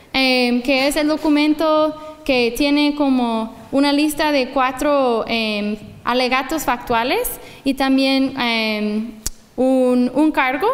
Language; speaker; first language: Spanish; non-native, fluent; English